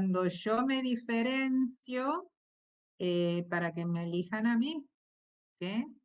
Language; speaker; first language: Spanish; native; Spanish